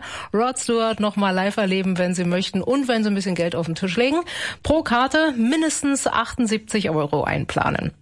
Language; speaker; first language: German; native; German